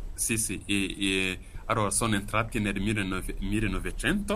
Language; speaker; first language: Italian; non-native, fluent; Kinyarwanda